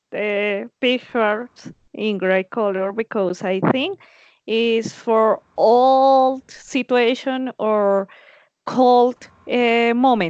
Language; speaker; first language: English; non-native, learner; Spanish